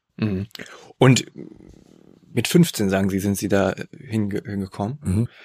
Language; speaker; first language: German; native; German